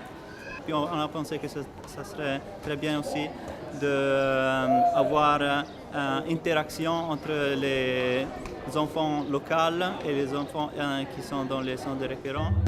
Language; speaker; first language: French; non-native, fluent; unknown